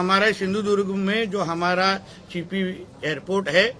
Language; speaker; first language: Hindi; non-native, local second language; Marathi